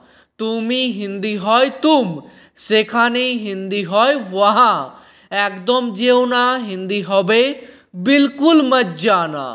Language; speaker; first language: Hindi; non-native, fluent; Bangla